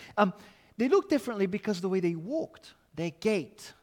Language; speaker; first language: English; non-native, fluent; Portuguese